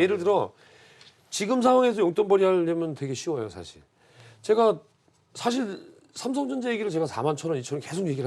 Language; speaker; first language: Korean; native; Korean